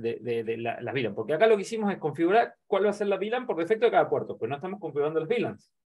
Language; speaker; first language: Spanish; native; Spanish